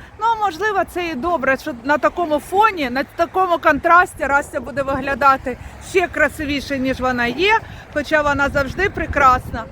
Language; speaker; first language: Ukrainian; non-native, local second language; Russian